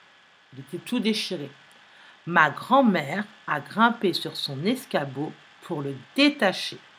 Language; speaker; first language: French; native; French